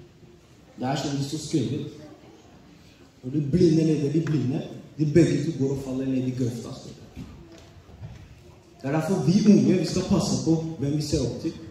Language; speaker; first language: Norwegian; early bilingual, other home language; Oromo